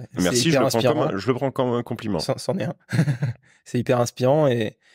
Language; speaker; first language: French; native; French